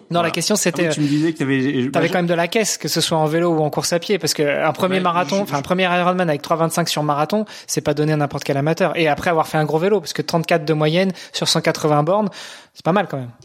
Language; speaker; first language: French; native; French